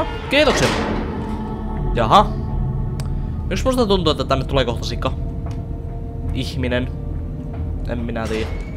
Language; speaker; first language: Finnish; native; Finnish